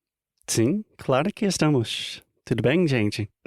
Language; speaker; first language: Portuguese; non-native, fluent; English